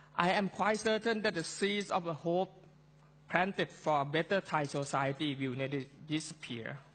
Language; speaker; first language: English; non-native, fluent; Thai